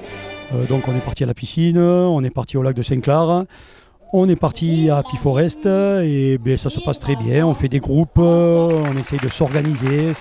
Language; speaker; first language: French; native; French